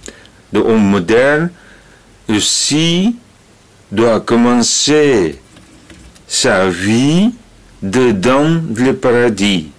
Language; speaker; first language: French; non-native, learner; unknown